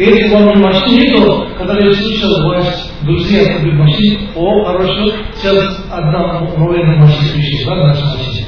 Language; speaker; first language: Russian; non-native, learner; Tibetan